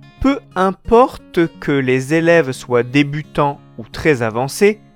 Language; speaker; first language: French; non-native, fluent; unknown